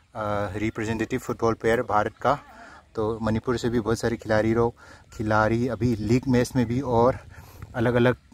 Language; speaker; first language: Hindi; non-native, local second language; Manipuri